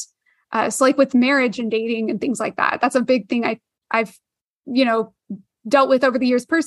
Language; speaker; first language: English; native; English